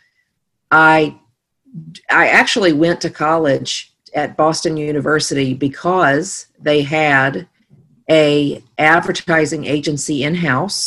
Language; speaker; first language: English; native; English